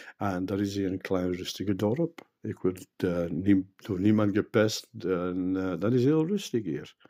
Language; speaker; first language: Dutch; non-native, fluent; English